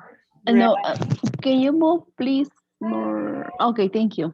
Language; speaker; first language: English; non-native, learner; Spanish